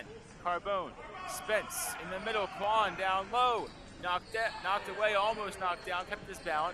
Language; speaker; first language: English; native; English